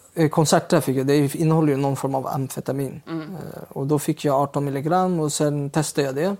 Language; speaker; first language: Swedish; early bilingual, other home language; Uyghur